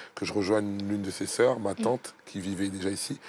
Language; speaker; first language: French; native; French